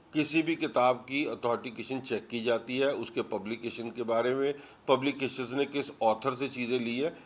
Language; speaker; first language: Hindi; non-native, local second language; Punjabi